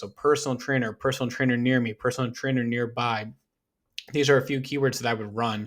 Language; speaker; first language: English; native; English